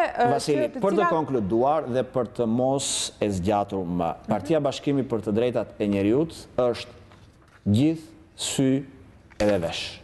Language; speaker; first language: Albanian; non-native, local second language; Greek